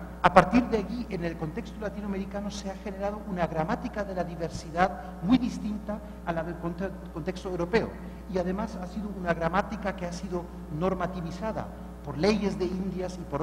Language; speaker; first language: Spanish; non-native, fluent; German